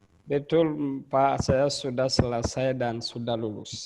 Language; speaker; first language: Indonesian; non-native, learner; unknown